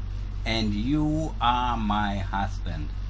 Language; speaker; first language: English; non-native, learner; German